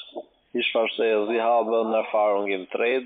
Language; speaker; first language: German; non-native, learner; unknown